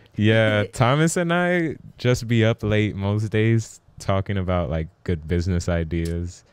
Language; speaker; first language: English; native; English